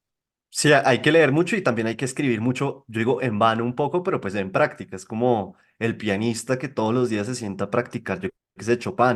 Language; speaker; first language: Spanish; native; Spanish